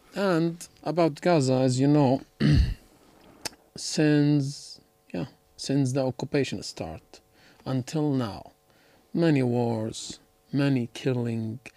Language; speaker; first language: English; non-native, learner; Arabic